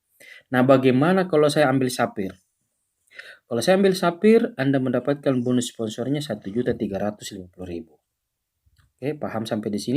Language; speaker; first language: Indonesian; native; Indonesian